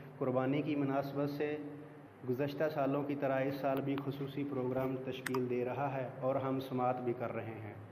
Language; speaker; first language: Urdu; non-native, local second language; Punjabi